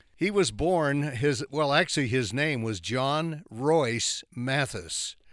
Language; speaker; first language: English; native; English